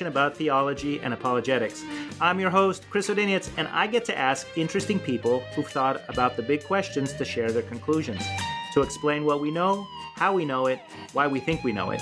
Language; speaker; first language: English; native; English